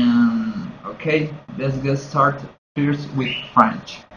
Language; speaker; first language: English; non-native, learner; Spanish